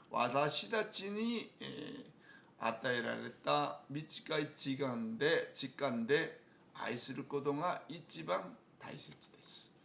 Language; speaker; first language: Japanese; non-native, fluent; Korean